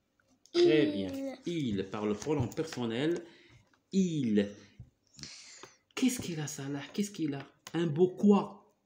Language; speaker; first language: French; non-native, local second language; Arabic